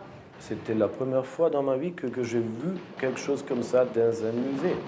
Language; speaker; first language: French; non-native, fluent; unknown